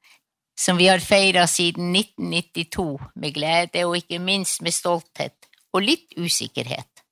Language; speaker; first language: Norwegian; non-native, local second language; Northern Sami